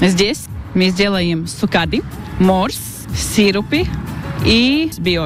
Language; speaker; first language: Russian; non-native, local second language; Latvian